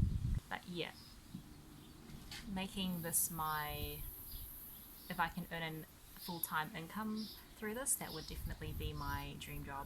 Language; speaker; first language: English; early bilingual, other home language; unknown